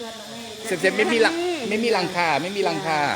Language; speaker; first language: Thai; non-native, learner; French